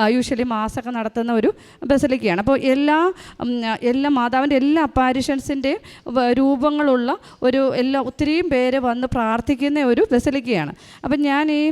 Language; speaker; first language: Malayalam; native; Malayalam